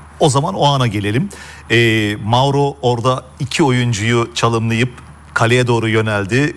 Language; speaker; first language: Turkish; native; Turkish